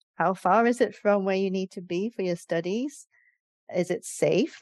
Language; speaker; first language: English; native; English